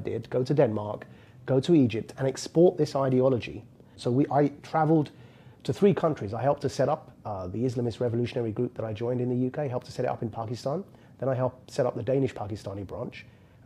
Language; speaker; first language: English; native; English